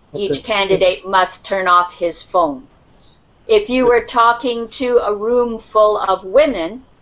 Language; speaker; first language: English; native; English